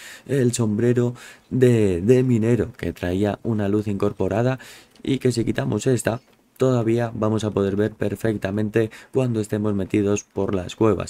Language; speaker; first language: Spanish; native; Spanish